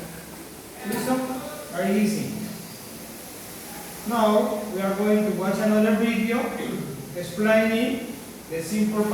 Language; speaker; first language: English; non-native, learner; Spanish